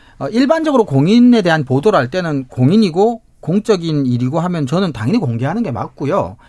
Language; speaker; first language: Korean; native; Korean